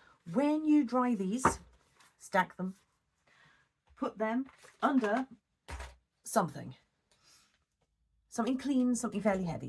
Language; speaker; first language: English; native; English